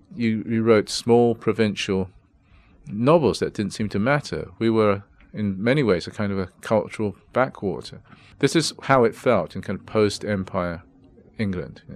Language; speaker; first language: English; native; English